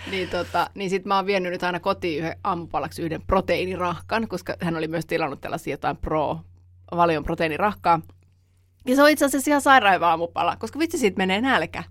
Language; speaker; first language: Finnish; native; Finnish